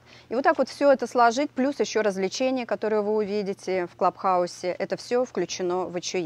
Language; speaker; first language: Russian; native; Russian